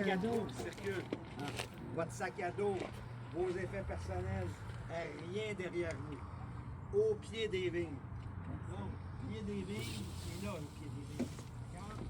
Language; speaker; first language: French; native; French